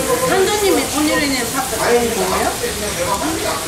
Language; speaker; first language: Korean; non-native, learner; Japanese